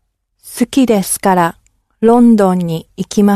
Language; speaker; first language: Japanese; non-native, learner; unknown